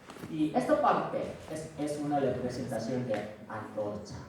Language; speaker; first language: Spanish; non-native, fluent; Korean